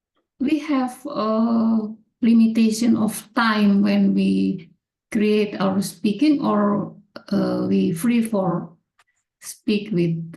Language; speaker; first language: English; non-native, learner; Indonesian